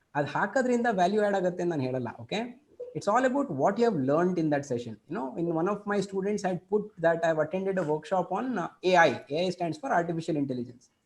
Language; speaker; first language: English; non-native, local second language; Kannada